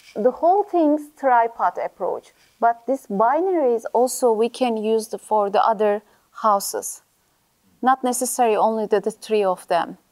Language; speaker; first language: English; non-native, learner; Turkish